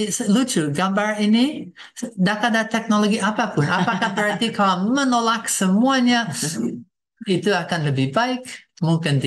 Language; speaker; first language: Indonesian; non-native, fluent; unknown